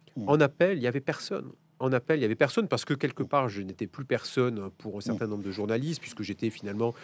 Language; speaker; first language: French; native; French